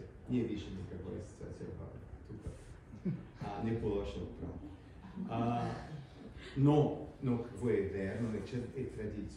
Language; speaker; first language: Bulgarian; early bilingual, heritage; English